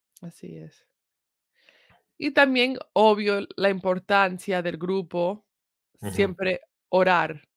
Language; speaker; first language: Spanish; early bilingual, heritage; Spanish